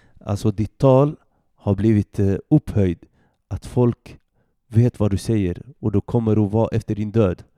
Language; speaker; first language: Swedish; early bilingual, other home language; Arabic